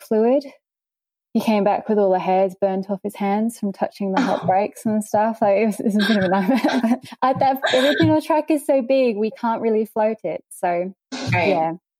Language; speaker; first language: English; native; English